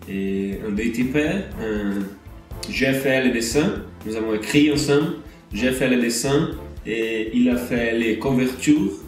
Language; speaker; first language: French; non-native, learner; Portuguese